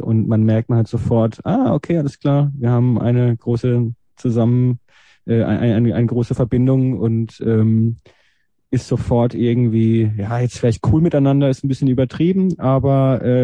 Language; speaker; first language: German; native; German